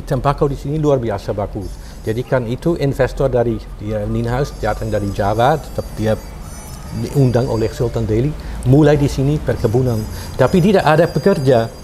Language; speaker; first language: Indonesian; non-native, fluent; Dutch